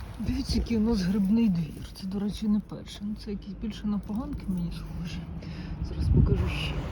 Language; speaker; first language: Ukrainian; non-native, local second language; Russian